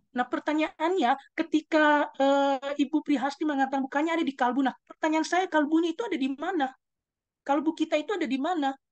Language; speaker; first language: Indonesian; native; Indonesian